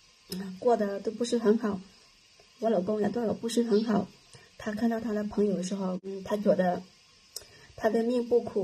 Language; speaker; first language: Chinese; non-native, fluent; Lao